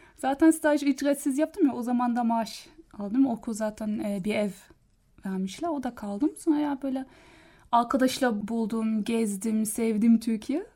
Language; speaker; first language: Turkish; non-native, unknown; German